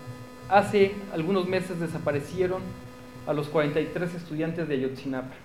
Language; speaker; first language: Spanish; native; Spanish